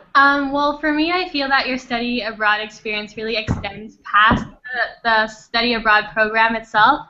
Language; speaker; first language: English; non-native, fluent; Thai